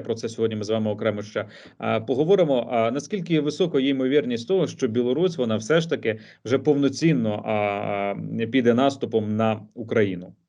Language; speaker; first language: Ukrainian; native; Ukrainian